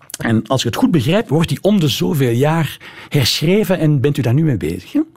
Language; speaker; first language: Dutch; native; Dutch